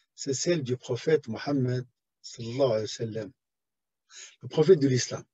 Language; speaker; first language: French; non-native, local second language; Arabic